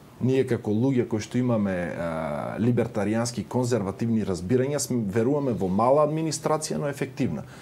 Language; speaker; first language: Macedonian; native; Macedonian